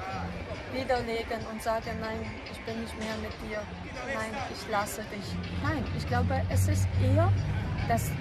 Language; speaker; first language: German; non-native, fluent; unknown